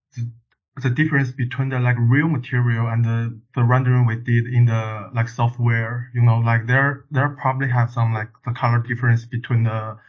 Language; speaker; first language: English; non-native, learner; Chinese